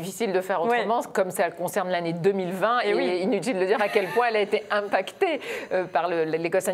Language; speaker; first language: French; native; French